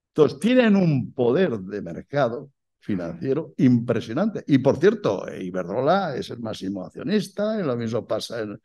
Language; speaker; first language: Spanish; native; Spanish